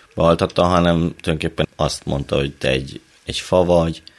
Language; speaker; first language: Hungarian; native; Hungarian